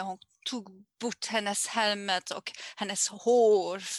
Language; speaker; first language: Swedish; non-native, learner; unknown